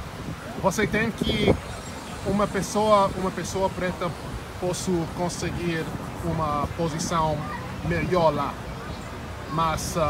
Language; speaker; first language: Portuguese; non-native, learner; English